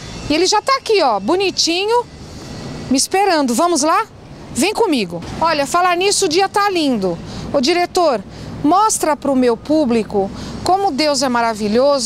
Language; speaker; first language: Portuguese; native; Portuguese